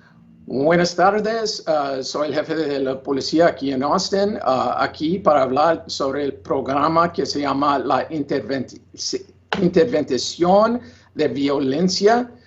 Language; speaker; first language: Spanish; non-native, learner; English